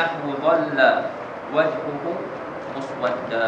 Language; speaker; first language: Arabic; non-native, fluent; Malay